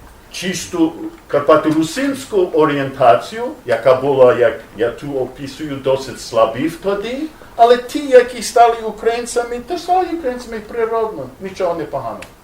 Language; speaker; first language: Ukrainian; non-native, learner; English